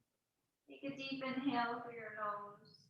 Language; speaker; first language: English; native; English